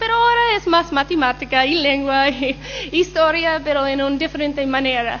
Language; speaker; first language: Spanish; non-native, learner; English